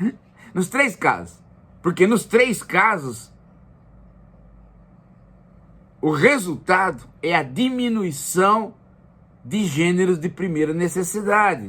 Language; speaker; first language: Portuguese; native; Portuguese